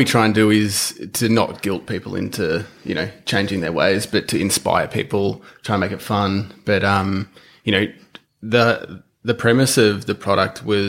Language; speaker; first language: English; native; English